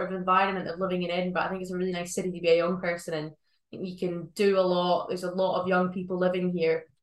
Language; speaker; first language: English; native; English